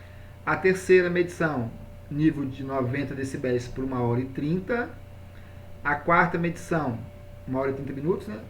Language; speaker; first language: Portuguese; native; Portuguese